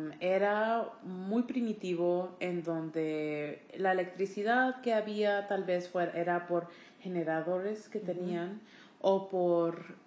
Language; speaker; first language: Spanish; early bilingual, heritage; Spanish